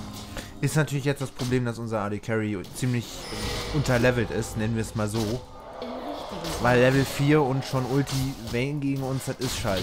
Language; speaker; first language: German; native; German